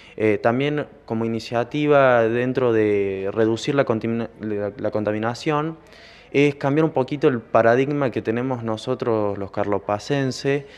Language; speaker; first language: Spanish; native; Spanish